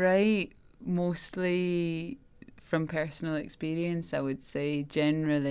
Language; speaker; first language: English; native; English